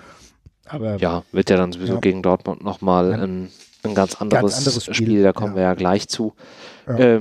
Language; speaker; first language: German; native; German